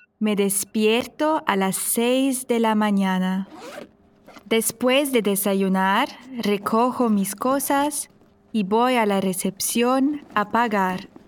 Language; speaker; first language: Spanish; non-native, fluent; German